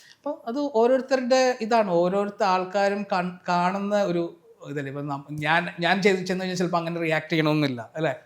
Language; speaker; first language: Malayalam; native; Malayalam